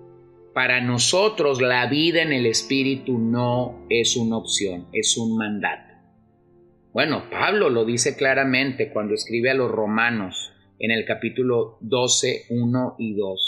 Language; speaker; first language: Spanish; native; Spanish